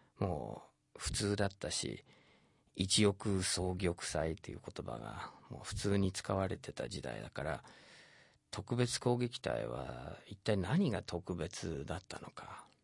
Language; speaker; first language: Japanese; non-native, fluent; English